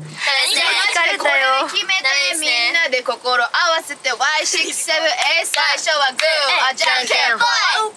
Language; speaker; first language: Japanese; native; Japanese